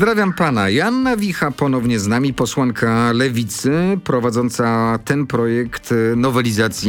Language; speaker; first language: Polish; native; Polish